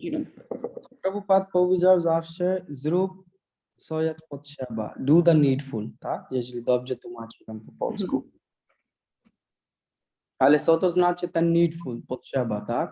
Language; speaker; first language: Polish; non-native, learner; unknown